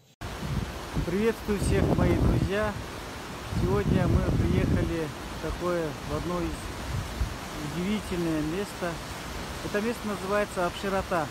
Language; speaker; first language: Russian; non-native, local second language; Kyrgyz